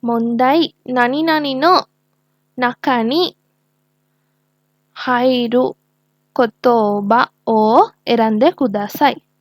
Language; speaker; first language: Japanese; non-native, learner; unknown